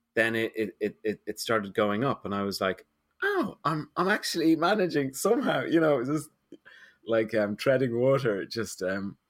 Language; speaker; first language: English; native; English